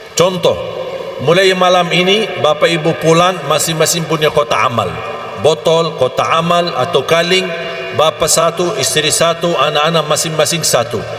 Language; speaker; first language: Malay; non-native, fluent; Arabic